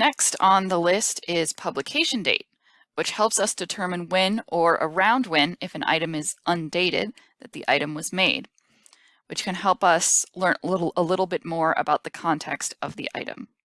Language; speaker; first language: English; native; English